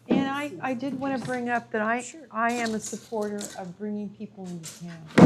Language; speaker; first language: English; native; English